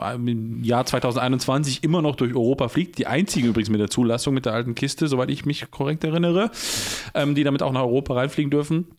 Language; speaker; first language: German; early bilingual, heritage; Polish